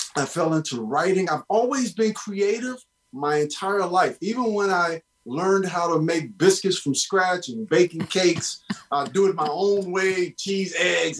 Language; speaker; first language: English; native; English